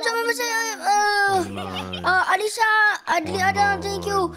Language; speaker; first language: English; non-native, local second language; Malay